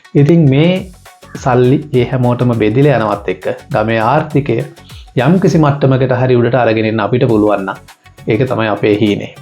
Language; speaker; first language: Sinhala; native; Sinhala